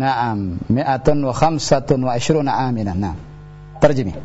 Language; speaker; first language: Arabic; non-native, fluent; Indonesian